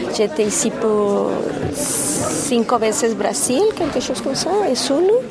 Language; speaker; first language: French; non-native, fluent; Spanish